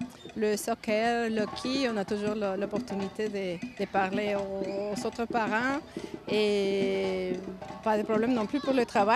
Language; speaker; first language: French; non-native, fluent; Spanish